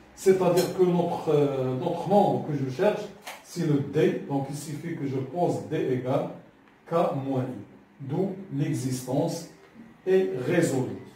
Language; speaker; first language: French; non-native, local second language; Arabic